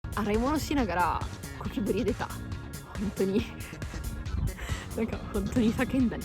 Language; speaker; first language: Japanese; non-native, fluent; Italian